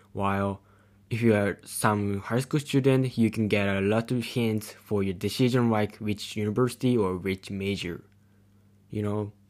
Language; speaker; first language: English; non-native, learner; Japanese